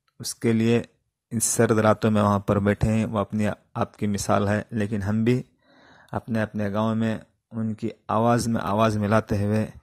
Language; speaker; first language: Urdu; native; Urdu